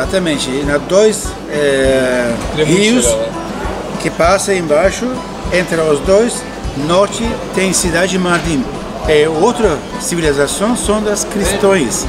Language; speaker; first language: Portuguese; non-native, learner; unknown